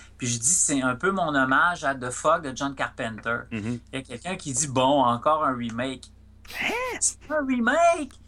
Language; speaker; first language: French; native; French